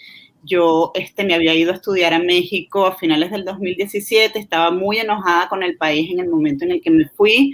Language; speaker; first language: Spanish; native; Spanish